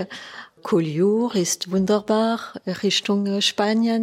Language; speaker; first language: German; non-native, fluent; French